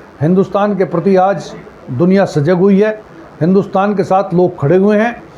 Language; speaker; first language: Hindi; native; Hindi